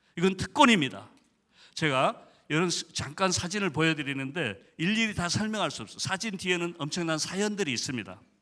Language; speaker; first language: Korean; native; Korean